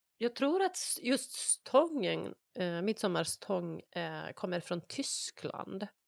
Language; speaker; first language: Swedish; non-native, fluent; Bosnian